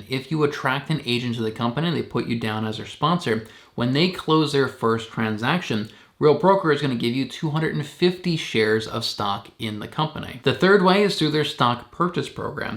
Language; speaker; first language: English; native; English